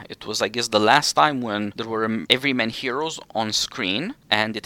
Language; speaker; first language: English; non-native, fluent; Romanian